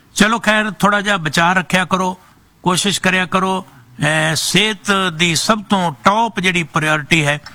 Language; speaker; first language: Punjabi; native; Punjabi